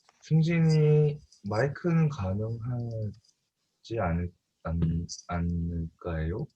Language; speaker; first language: Korean; native; Korean